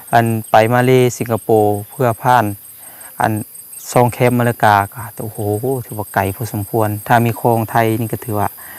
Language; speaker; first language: Thai; native; Thai